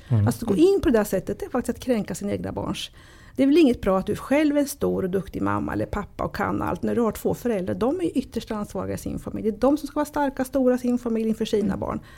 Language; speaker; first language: Swedish; early bilingual, other home language; Italian